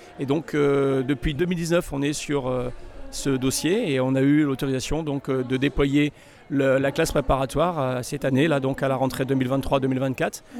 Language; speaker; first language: French; native; French